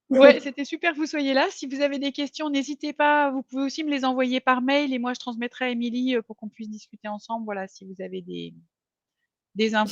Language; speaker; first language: French; native; French